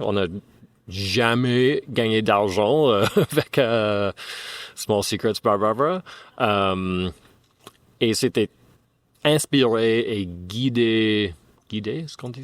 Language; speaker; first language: French; non-native, fluent; English